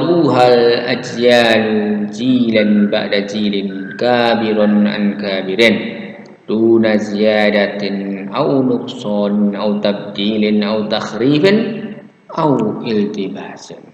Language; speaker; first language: Arabic; non-native, fluent; Indonesian